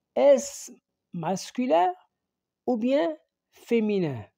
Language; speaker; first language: French; non-native, local second language; Arabic